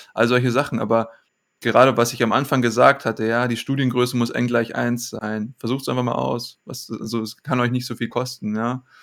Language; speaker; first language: German; native; German